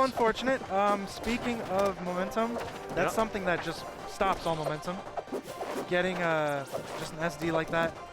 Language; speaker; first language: English; native; English